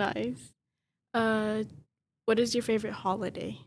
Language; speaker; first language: English; non-native, learner; Spanish